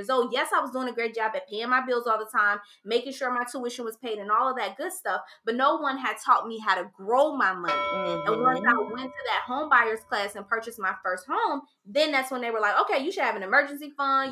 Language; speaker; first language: English; native; English